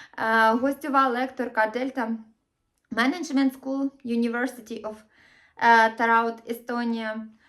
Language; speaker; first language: Ukrainian; native; Ukrainian